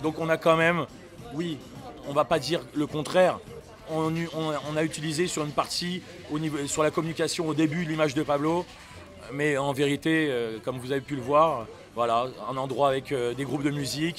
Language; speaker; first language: French; native; French